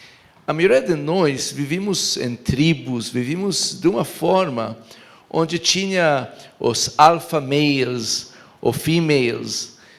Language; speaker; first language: Portuguese; non-native, fluent; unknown